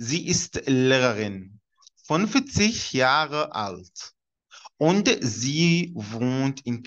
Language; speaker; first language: German; non-native, fluent; Arabic